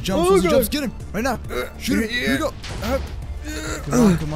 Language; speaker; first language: English; native; English